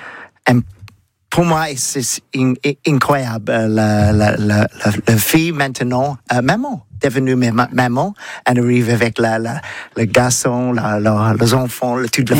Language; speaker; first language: French; non-native, learner; English